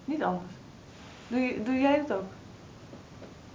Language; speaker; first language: Dutch; native; Dutch